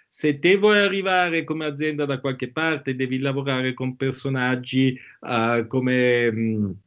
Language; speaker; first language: Italian; native; Italian